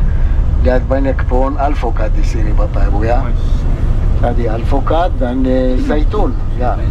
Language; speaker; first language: Indonesian; non-native, fluent; Hebrew